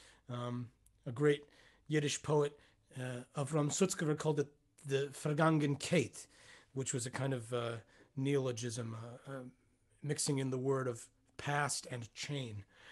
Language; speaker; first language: English; native; English